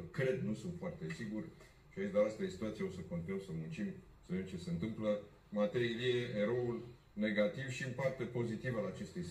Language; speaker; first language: Romanian; native; Romanian